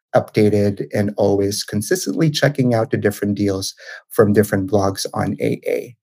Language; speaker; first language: English; non-native, local second language; Filipino